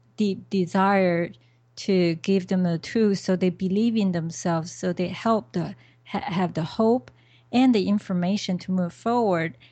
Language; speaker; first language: English; non-native, fluent; Chinese